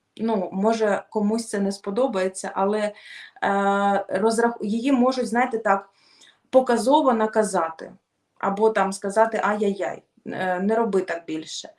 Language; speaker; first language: Ukrainian; non-native, local second language; Russian